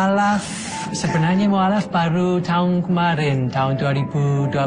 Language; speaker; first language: Indonesian; non-native, fluent; English